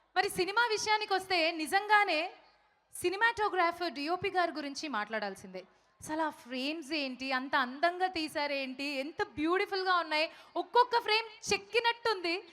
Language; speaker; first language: Telugu; native; Telugu